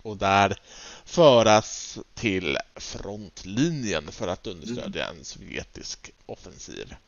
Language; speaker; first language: Swedish; native; Swedish